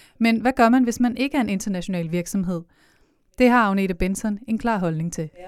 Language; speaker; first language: Danish; native; Danish